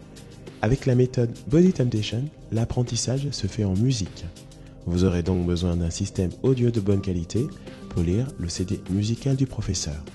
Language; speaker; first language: French; native; French